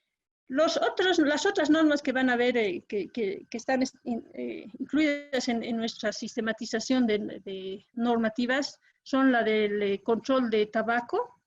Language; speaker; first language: Spanish; native; Spanish